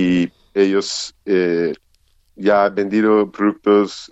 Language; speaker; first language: Spanish; non-native, learner; English